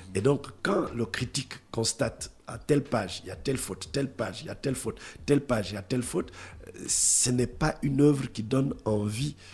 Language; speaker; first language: French; non-native, local second language; Lingala